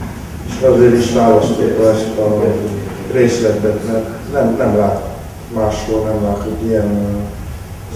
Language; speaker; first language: Hungarian; non-native, local second language; Romanian